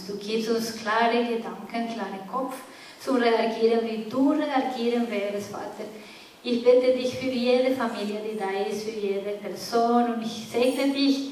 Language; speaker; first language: German; non-native, fluent; Spanish